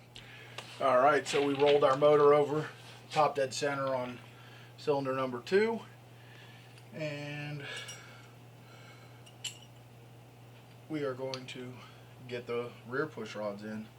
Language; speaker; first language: English; native; English